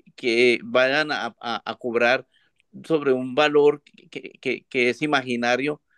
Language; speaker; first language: Spanish; native; Spanish